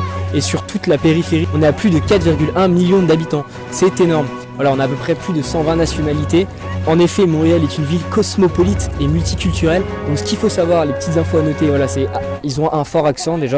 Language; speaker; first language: French; native; French